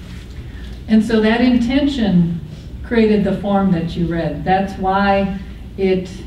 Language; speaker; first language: English; native; English